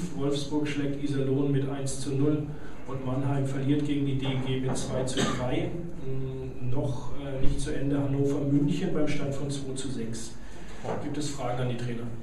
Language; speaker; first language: German; native; German